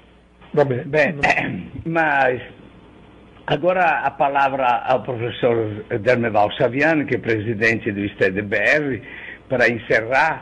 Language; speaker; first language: Portuguese; non-native, fluent; Italian